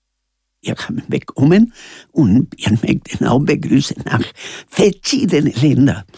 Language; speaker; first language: German; non-native, learner; Spanish